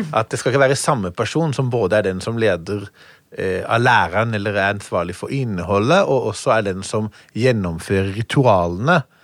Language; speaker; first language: Norwegian; non-native, fluent; Hebrew